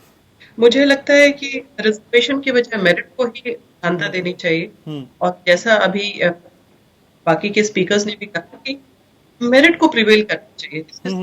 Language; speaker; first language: Hindi; native; Hindi